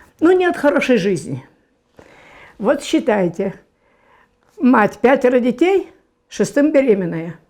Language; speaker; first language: Russian; non-native, local second language; German